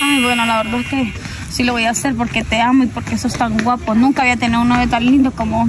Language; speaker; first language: Spanish; native; Spanish